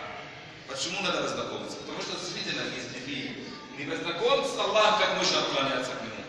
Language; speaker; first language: Russian; non-native, fluent; Arabic